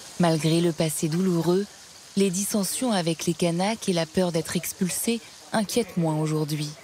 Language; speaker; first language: French; native; French